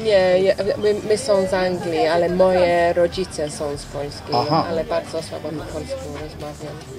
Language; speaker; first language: Polish; early bilingual, heritage; English